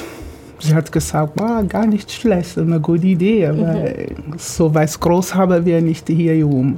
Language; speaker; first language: German; non-native, fluent; Portuguese